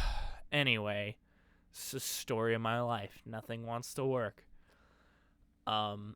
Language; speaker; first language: English; native; English